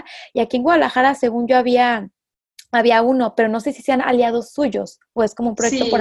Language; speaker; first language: Spanish; native; Spanish